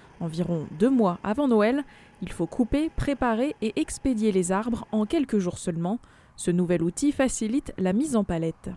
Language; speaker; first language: French; native; French